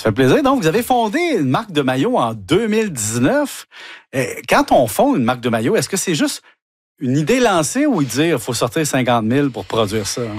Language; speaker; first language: French; native; French